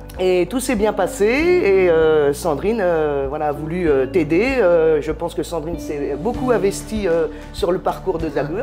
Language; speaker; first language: French; native; French